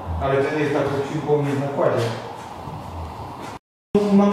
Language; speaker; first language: Polish; native; Polish